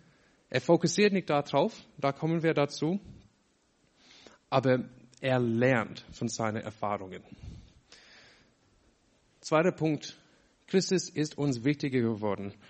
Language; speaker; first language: German; non-native, fluent; English